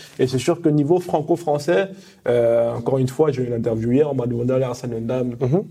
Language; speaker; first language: French; early bilingual, other home language; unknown